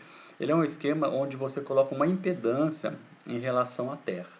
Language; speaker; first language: Portuguese; native; Portuguese